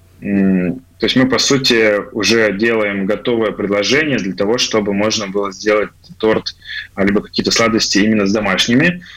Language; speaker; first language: Russian; native; Russian